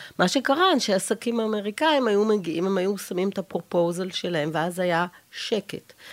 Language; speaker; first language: Hebrew; native; Hebrew